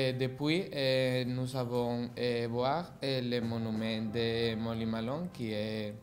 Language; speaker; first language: French; non-native, learner; Spanish